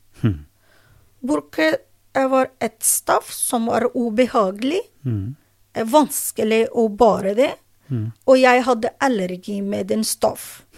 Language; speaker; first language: Norwegian; non-native, learner; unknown